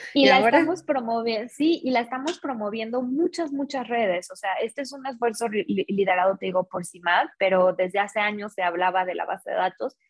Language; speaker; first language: Spanish; native; Spanish